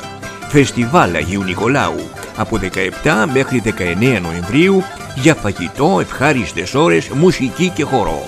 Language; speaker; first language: Greek; native; Greek